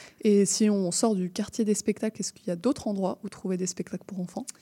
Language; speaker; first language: French; native; French